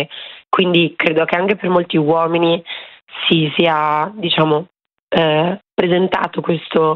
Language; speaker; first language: Italian; native; Italian